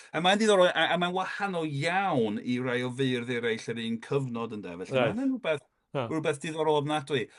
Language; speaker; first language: Welsh; non-native, fluent; English